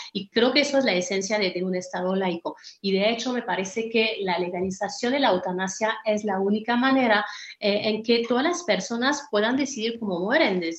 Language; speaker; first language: Spanish; non-native, fluent; French